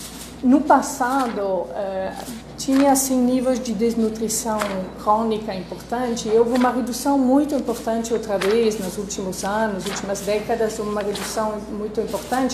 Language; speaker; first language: Portuguese; non-native, fluent; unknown